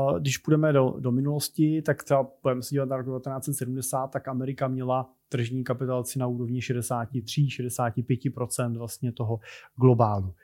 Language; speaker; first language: Czech; native; Czech